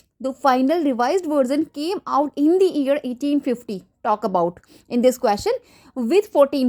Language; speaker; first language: English; non-native, local second language; Hindi